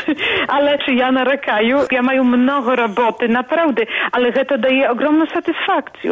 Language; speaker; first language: Polish; non-native, local second language; Belarusian